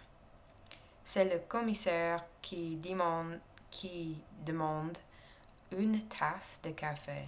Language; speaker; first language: French; non-native, learner; English